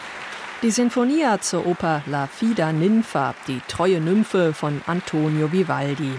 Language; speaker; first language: German; native; German